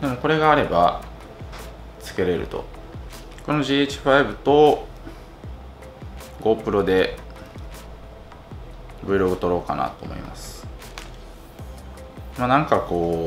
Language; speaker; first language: Japanese; native; Japanese